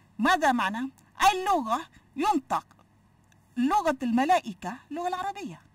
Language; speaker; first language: Arabic; non-native, fluent; Malay